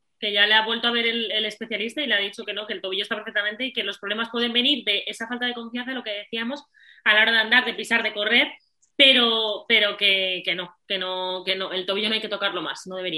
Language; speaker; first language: Spanish; native; Spanish